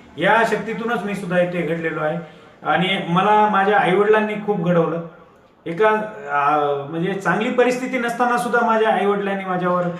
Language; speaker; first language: Marathi; non-native, local second language; Lambadi